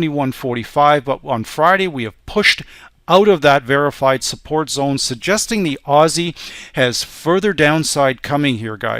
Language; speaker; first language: English; native; English